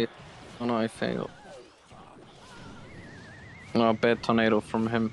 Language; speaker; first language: English; non-native, fluent; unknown